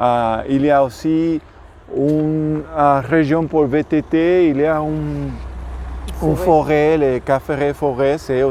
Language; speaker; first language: French; non-native, learner; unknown